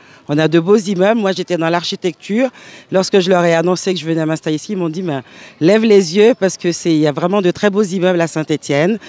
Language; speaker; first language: French; native; French